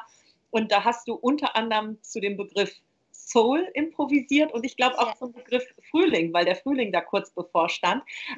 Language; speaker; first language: German; native; German